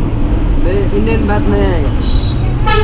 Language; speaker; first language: Hindi; non-native, learner; Nepali